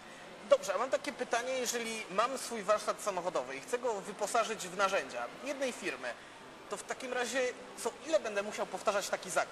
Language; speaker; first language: Polish; native; Polish